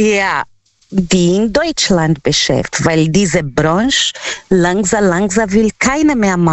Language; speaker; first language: German; non-native, learner; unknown